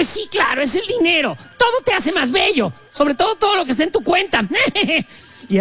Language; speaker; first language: Spanish; native; Spanish